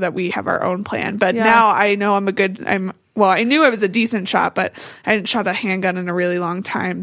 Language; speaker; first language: English; native; English